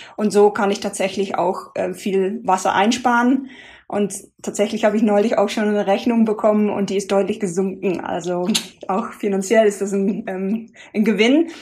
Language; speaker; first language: German; non-native, fluent; Dutch